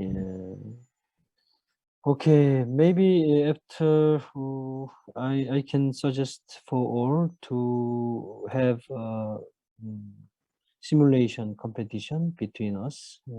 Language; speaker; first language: English; non-native, learner; Korean